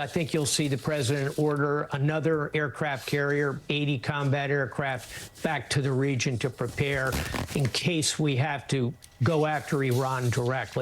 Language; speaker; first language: English; native; English